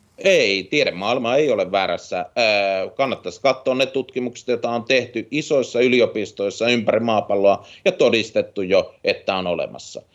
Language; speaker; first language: Finnish; native; Finnish